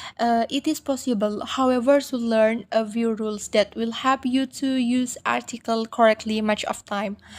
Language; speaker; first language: English; non-native, learner; Indonesian